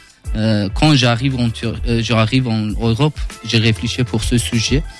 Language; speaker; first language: French; non-native, learner; Kurdish